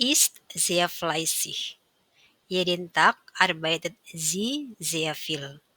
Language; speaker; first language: German; non-native, fluent; Indonesian